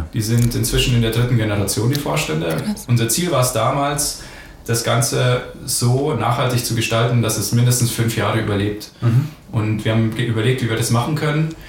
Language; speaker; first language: German; native; German